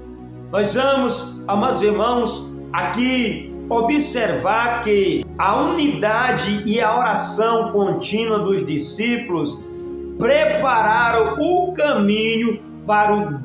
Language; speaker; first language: Portuguese; native; Portuguese